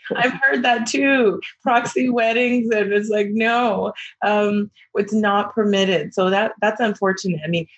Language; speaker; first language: English; native; English